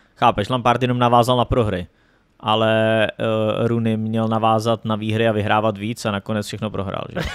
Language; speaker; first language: Czech; native; Czech